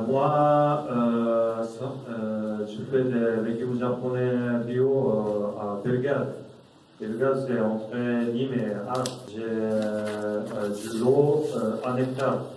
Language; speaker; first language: French; non-native, learner; Japanese